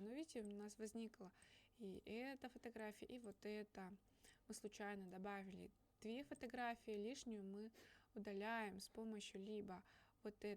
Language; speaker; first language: Russian; native; Russian